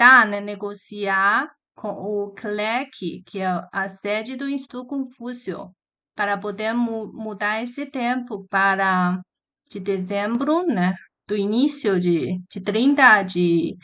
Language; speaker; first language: Portuguese; non-native, learner; Chinese